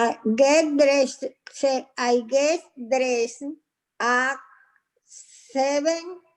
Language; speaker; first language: English; non-native, learner; Spanish